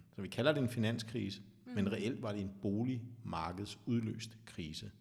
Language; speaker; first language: Danish; native; Danish